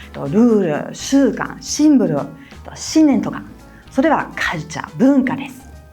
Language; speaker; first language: Japanese; non-native, fluent; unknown